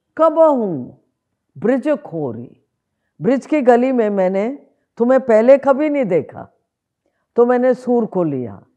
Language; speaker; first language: Hindi; native; Hindi